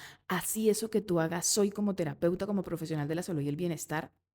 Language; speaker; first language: Spanish; native; Spanish